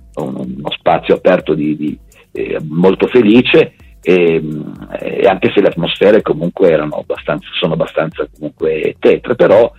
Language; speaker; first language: Italian; native; Italian